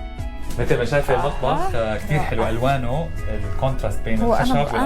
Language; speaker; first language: Arabic; native; Arabic